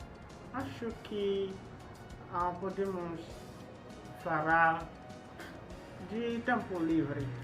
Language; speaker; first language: Portuguese; non-native, learner; Haitian Creole